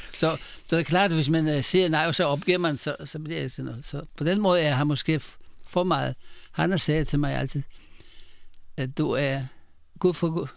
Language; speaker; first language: Danish; non-native, fluent; Polish